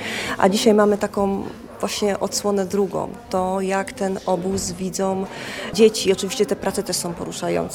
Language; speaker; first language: Polish; native; Polish